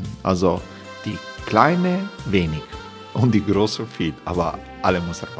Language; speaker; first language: German; non-native, fluent; Croatian